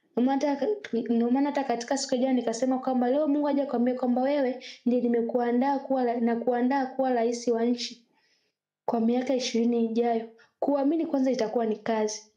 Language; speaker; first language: Swahili; native; Swahili